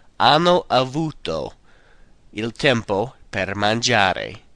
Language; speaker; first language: Italian; non-native, fluent; English